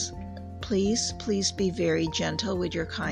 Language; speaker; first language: English; native; English